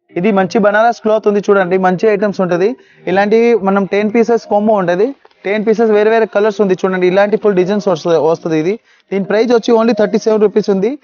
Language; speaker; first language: Telugu; non-native, local second language; Urdu